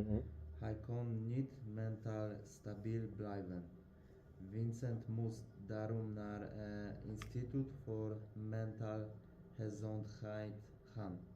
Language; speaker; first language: Dutch; non-native, learner; Russian